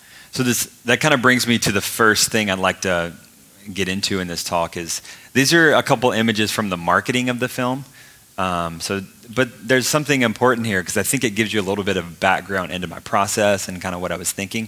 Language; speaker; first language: English; native; English